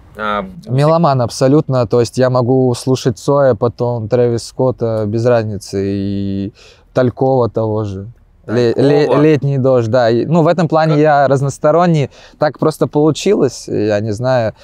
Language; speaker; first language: Russian; native; Russian